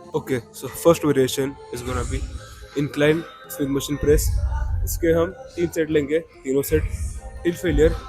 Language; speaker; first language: Hindi; non-native, local second language; Marathi